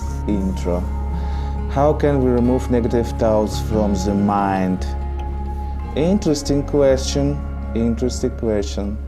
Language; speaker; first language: English; non-native, learner; Russian